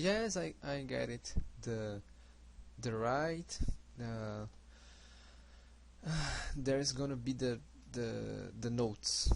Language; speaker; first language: English; non-native, learner; Portuguese